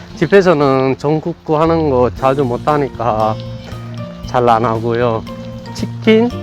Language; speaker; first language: Korean; non-native, fluent; Sinhala